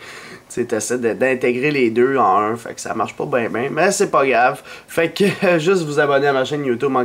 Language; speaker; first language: French; native; French